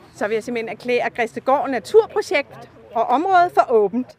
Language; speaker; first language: Danish; native; Danish